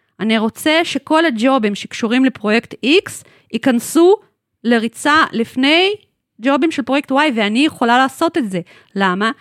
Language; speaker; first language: Hebrew; non-native, fluent; Russian